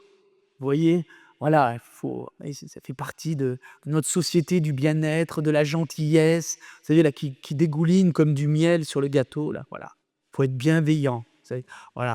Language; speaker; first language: French; native; French